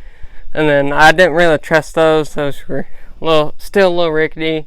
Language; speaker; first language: English; native; English